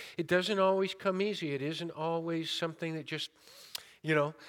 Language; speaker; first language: English; native; English